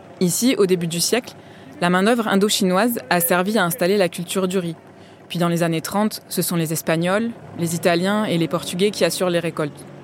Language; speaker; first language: French; native; French